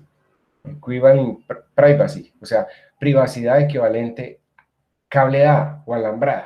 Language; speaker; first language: Spanish; native; Spanish